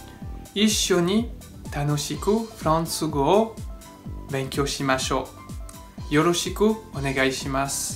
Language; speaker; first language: Japanese; non-native, fluent; French